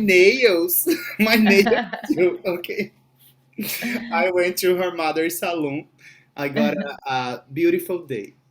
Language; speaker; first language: English; non-native, fluent; Portuguese